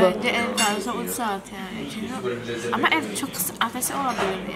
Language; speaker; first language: Turkish; non-native, learner; Indonesian